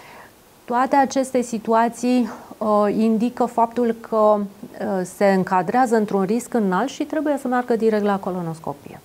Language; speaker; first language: Romanian; native; Romanian